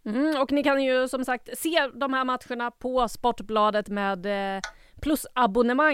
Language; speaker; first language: Swedish; native; Swedish